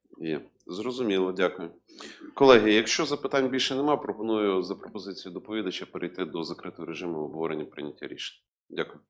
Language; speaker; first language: Ukrainian; native; Ukrainian